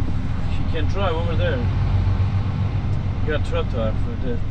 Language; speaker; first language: English; non-native, learner; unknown